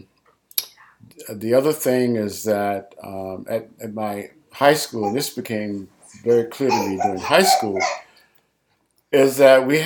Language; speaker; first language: English; native; English